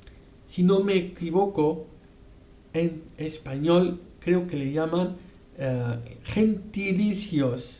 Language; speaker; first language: Spanish; non-native, fluent; French